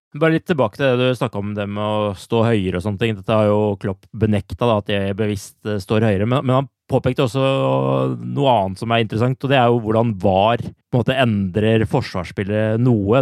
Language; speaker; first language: Norwegian; native; Norwegian